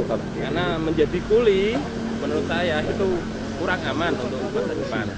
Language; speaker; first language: Indonesian; non-native, local second language; Javanese